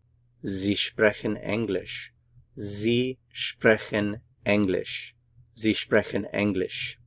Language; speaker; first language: German; non-native, fluent; English